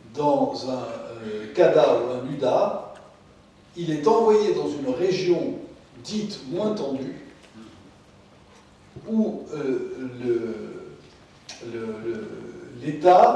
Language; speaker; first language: French; native; French